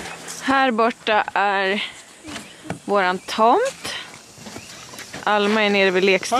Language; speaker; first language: Swedish; native; Swedish